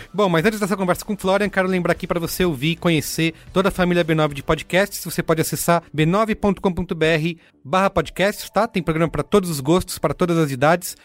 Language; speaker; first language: Portuguese; native; Portuguese